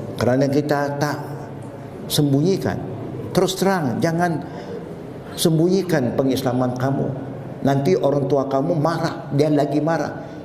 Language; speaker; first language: Malay; non-native, local second language; Chinese